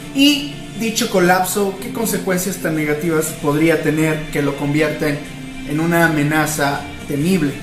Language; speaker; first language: Spanish; native; Spanish